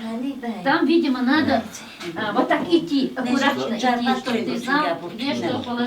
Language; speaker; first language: Russian; non-native, local second language; Chechen